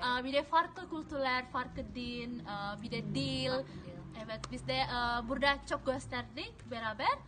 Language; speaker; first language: Turkish; non-native, learner; Indonesian